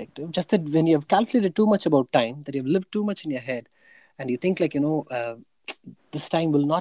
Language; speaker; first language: English; non-native, local second language; Tamil